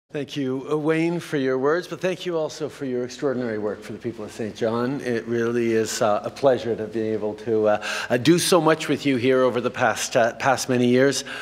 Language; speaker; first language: English; native; English